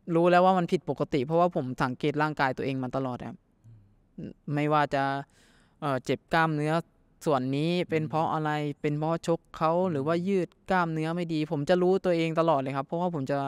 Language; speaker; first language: Thai; native; Thai